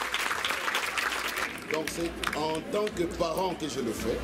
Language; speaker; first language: French; non-native, local second language; Kongo